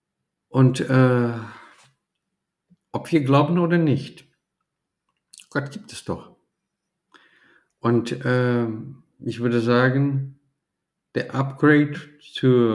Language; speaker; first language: German; non-native, fluent; Portuguese